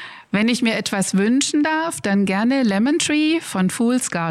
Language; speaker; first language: German; native; German